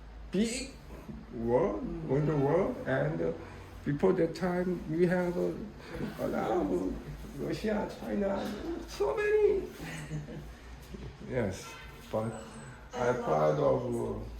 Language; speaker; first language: English; non-native, learner; Korean